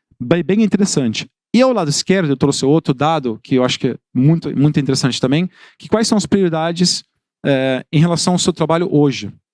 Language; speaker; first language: Portuguese; non-native, fluent; Dutch